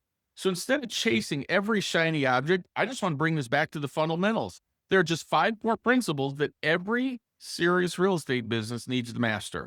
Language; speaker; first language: English; native; English